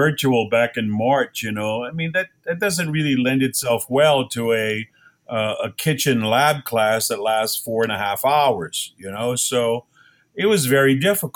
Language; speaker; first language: English; native; English